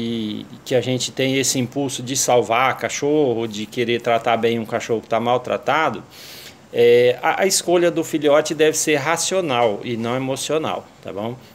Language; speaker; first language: Portuguese; native; Portuguese